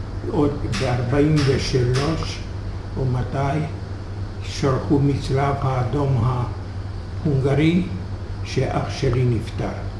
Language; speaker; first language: Hebrew; non-native, fluent; Hungarian